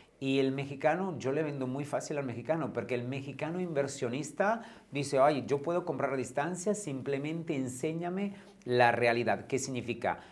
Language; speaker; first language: Spanish; non-native, fluent; Italian